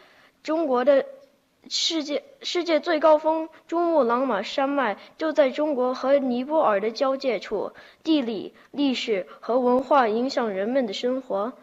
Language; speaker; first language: Chinese; early bilingual, heritage; Chinese